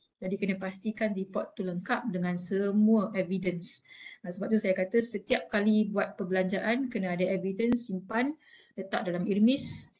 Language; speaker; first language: Malay; native; Malay